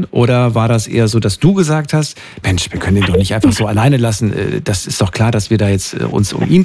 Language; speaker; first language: German; native; German